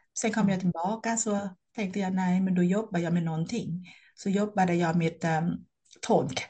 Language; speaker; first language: Swedish; non-native, fluent; Vietnamese